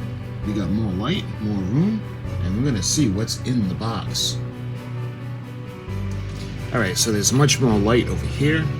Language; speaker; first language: English; native; English